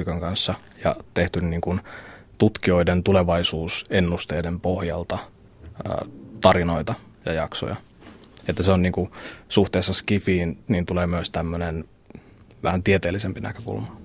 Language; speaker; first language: Finnish; native; Finnish